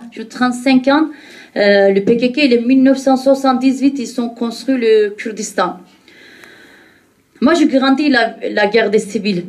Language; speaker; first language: French; non-native, learner; Kurdish